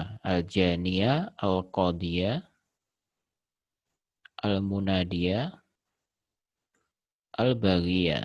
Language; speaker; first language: Arabic; non-native, fluent; Indonesian